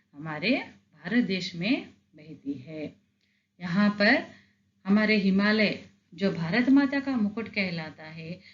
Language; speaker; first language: Hindi; non-native, local second language; Telugu